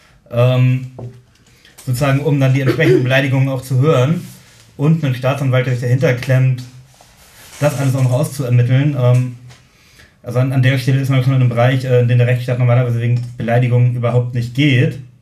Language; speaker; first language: German; native; German